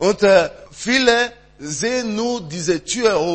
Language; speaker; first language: German; non-native, learner; French